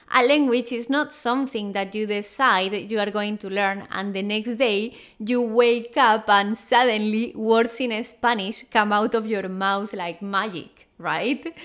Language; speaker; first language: English; non-native, fluent; Spanish